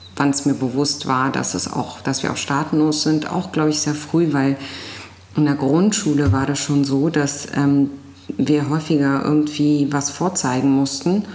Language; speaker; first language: German; early bilingual, other home language; Arabic